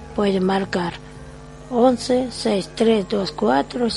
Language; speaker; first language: Spanish; non-native, learner; Russian